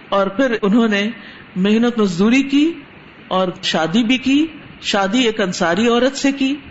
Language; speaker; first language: Urdu; non-native, local second language; Punjabi